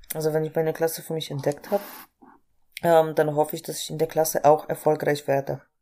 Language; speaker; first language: German; non-native, fluent; Polish